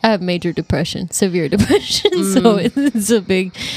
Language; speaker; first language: English; early bilingual, other home language; Spanish